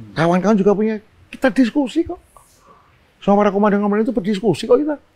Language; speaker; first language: Indonesian; non-native, local second language; Javanese